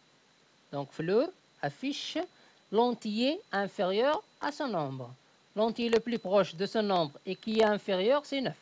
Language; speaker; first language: French; native; French